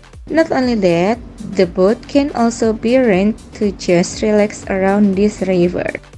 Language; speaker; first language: English; non-native, learner; Indonesian